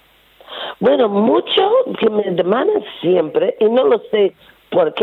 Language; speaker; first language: Spanish; non-native, fluent; English